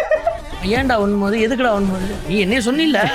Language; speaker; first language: Tamil; native; Tamil